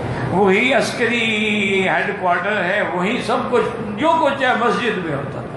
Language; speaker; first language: Urdu; native; Urdu